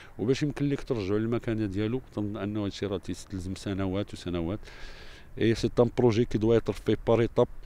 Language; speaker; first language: Arabic; native; Arabic